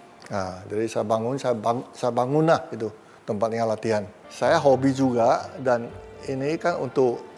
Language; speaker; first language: Indonesian; non-native, local second language; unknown